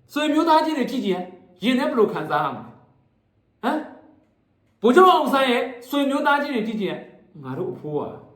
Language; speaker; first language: Burmese; native; Burmese